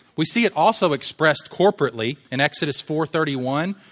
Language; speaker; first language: English; native; English